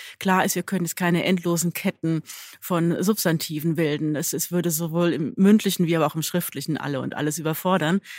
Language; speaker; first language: German; native; German